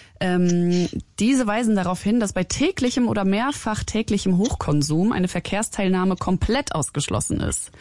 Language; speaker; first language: German; early bilingual, other home language; Arabic